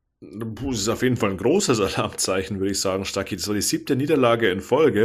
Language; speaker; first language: German; native; German